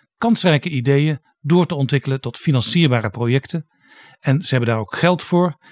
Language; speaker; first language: Dutch; native; Dutch